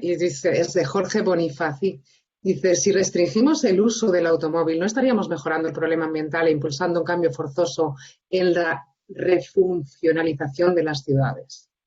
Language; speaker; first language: Spanish; native; Spanish